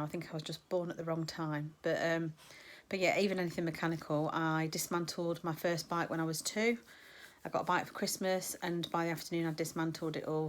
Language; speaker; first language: English; native; English